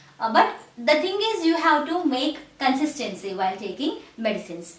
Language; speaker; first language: English; non-native, local second language; Telugu